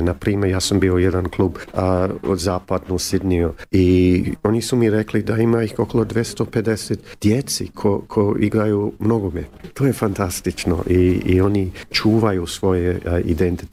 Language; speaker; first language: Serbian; early bilingual, heritage; Croatian